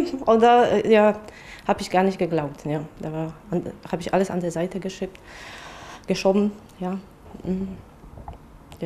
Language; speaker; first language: German; non-native, fluent; Polish